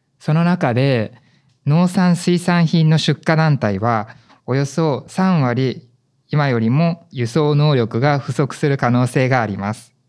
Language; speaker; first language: Japanese; native; Japanese